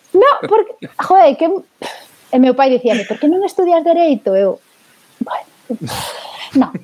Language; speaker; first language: Galician; native; Galician